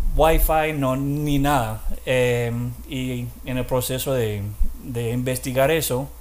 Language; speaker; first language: Spanish; non-native, fluent; English